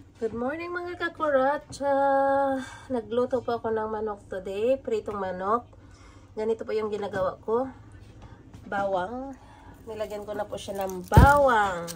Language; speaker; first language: Filipino; native; Filipino